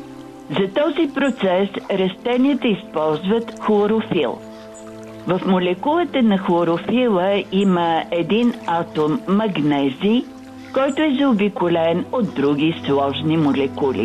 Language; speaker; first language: Bulgarian; native; Bulgarian